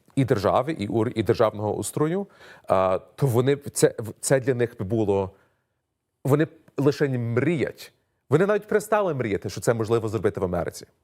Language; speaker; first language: Ukrainian; early bilingual, heritage; Ukrainian